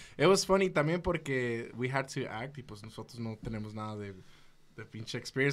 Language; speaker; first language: Spanish; early bilingual, other home language; English